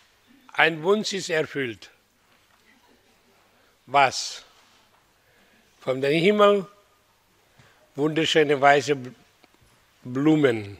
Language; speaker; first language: German; non-native, learner; Hindi